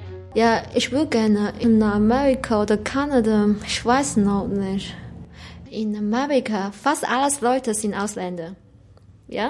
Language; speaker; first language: German; non-native, learner; Chinese